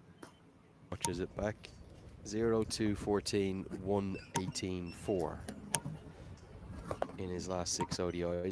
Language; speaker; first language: English; native; English